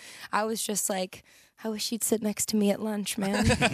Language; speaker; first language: English; native; English